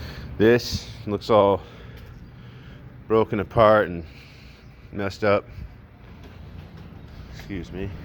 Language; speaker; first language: English; native; English